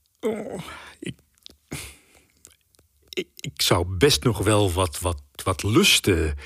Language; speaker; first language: Dutch; native; Dutch